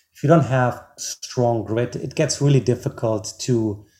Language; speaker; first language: English; non-native, fluent; German